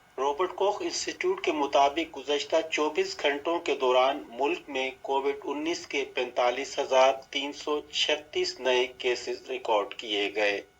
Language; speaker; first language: Urdu; native; Urdu